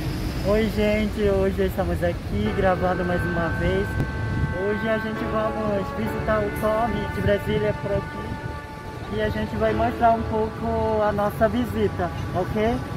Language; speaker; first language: Portuguese; non-native, local second language; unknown